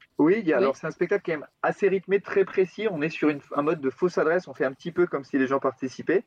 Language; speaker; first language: French; native; French